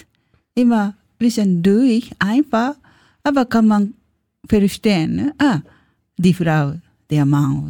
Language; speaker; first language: German; non-native, learner; Japanese